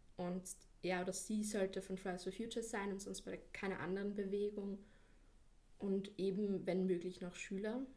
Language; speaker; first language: German; native; German